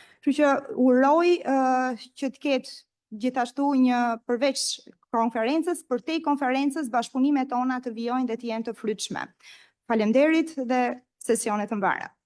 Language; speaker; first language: Albanian; native; Albanian